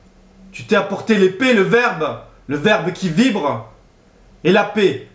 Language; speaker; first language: French; native; French